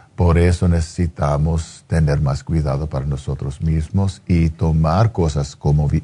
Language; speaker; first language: Spanish; early bilingual, heritage; Spanish